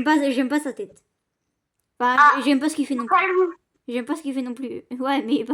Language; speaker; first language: French; native; French